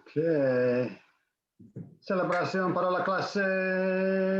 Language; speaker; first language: Spanish; non-native, fluent; English